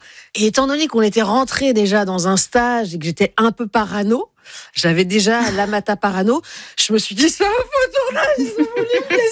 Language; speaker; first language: French; native; French